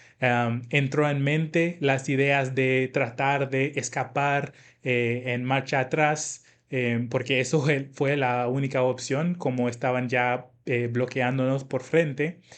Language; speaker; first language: Spanish; non-native, fluent; English